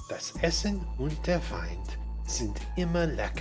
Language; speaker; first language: German; non-native, learner; English